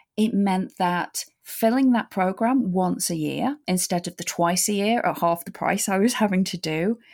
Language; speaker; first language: English; native; English